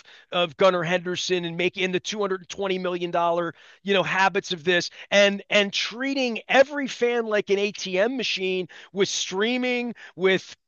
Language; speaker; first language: English; native; English